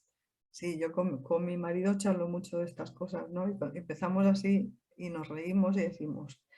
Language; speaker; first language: Spanish; native; Spanish